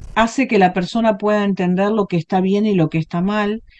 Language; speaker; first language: Spanish; native; Spanish